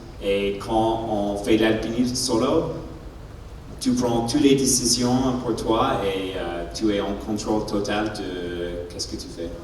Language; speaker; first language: French; non-native, learner; English